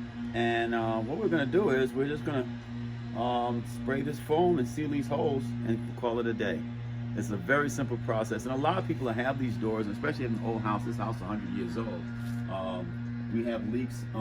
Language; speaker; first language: English; native; English